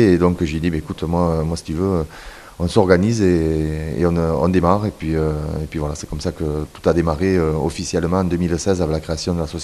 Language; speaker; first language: French; native; French